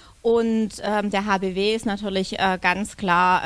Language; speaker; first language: German; native; German